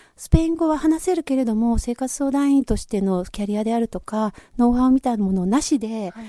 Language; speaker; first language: Japanese; native; Japanese